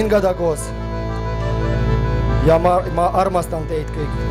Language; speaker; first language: Estonian; non-native, learner; Ukrainian